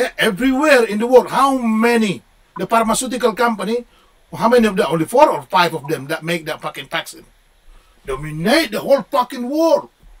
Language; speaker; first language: English; non-native, fluent; Indonesian